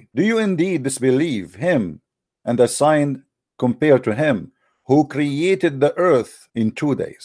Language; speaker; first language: English; non-native, fluent; Arabic